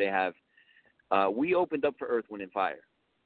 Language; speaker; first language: English; early bilingual, other home language; Spanish